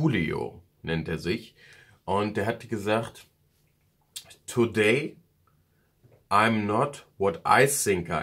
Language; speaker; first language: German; native; German